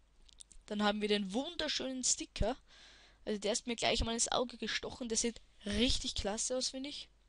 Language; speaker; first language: German; native; German